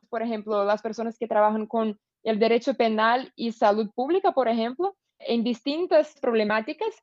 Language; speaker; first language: Spanish; non-native, fluent; Portuguese